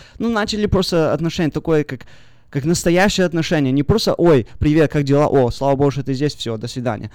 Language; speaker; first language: Russian; early bilingual, heritage; Russian